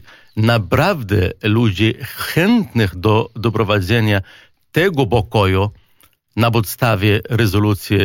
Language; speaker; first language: Polish; non-native, fluent; Arabic